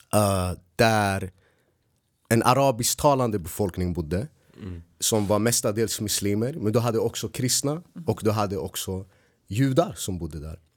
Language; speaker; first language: Swedish; early bilingual, other home language; Arabic